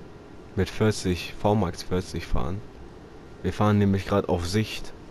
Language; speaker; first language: German; native; German